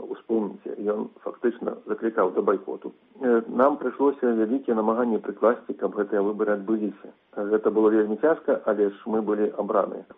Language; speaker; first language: Russian; non-native, local second language; Belarusian